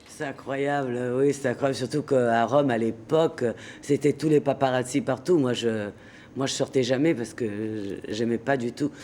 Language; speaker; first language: French; native; French